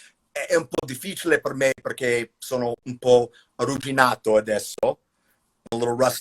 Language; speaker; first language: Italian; non-native, learner; English